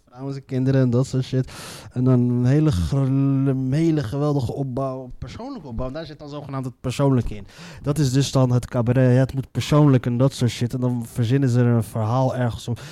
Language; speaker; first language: Dutch; native; Dutch